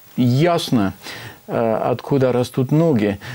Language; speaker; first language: Russian; non-native, fluent; French